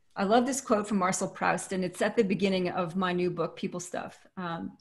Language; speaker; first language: English; native; English